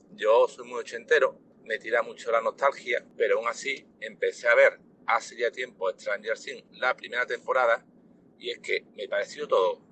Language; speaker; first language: Spanish; native; Spanish